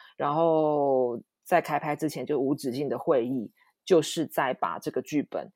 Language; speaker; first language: Chinese; native; Chinese